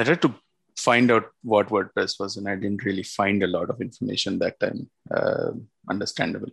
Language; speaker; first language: English; non-native, local second language; Marathi